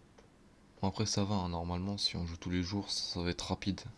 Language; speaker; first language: French; native; French